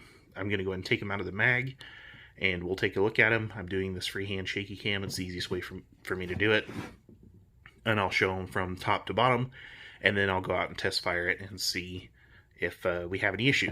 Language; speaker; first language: English; native; English